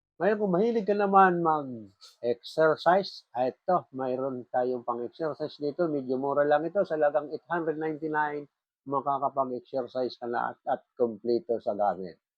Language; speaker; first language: Filipino; non-native, local second language; Bikol